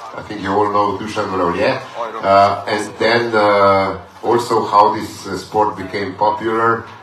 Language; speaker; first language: English; non-native, fluent; Slovenian